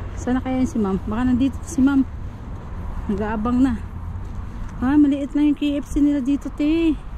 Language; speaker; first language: Filipino; non-native, local second language; Cebuano